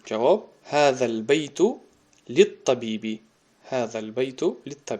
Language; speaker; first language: Arabic; non-native, fluent; Tajik